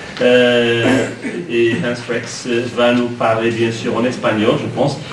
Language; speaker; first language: French; non-native, local second language; Arabic